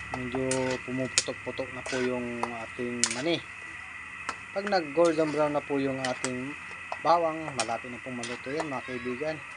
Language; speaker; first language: Filipino; non-native, local second language; Pangasinan